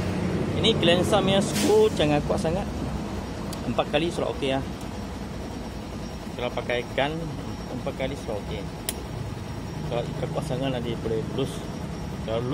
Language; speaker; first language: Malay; non-native, local second language; Chinese